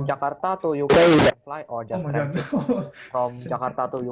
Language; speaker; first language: English; non-native, learner; Indonesian